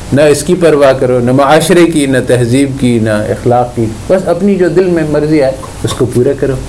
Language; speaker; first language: Urdu; native; Urdu